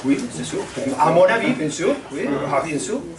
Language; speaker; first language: French; non-native, fluent; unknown